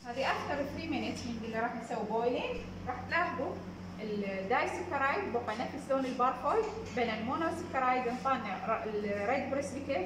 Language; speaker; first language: Arabic; native; Arabic